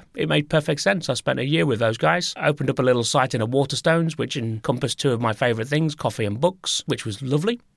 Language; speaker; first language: English; native; English